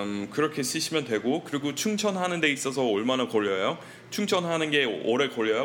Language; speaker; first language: Korean; non-native, fluent; English